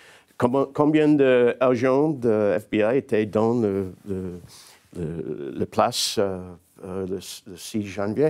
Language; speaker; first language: French; non-native, learner; English